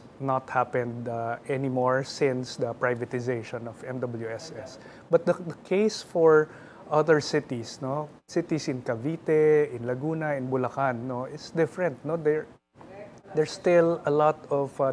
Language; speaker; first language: English; non-native, local second language; Filipino